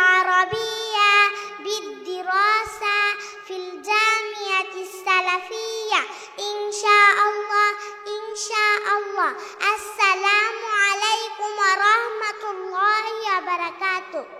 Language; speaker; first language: Arabic; non-native, learner; Bangla